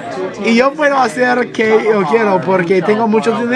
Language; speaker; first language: Spanish; non-native, learner; English